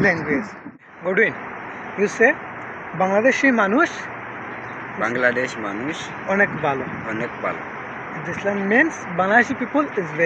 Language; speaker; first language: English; non-native, learner; Bangla